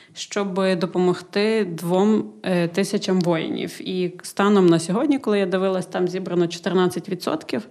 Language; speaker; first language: Ukrainian; native; Ukrainian